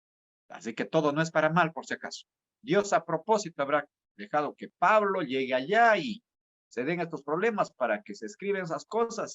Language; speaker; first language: Spanish; native; Spanish